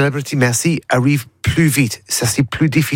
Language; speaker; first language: French; non-native, learner; English